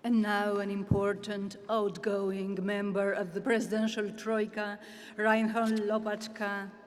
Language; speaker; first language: English; non-native, fluent; Romanian